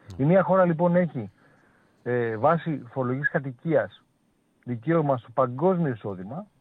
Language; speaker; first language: Greek; native; Greek